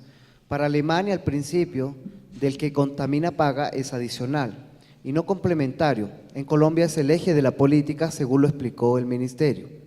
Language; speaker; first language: Spanish; native; Spanish